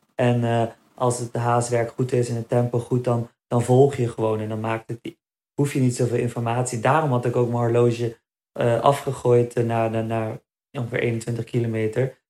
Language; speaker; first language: Dutch; early bilingual, other home language; Berber languages